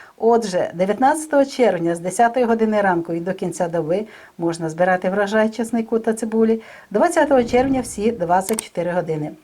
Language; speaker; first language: Ukrainian; native; Ukrainian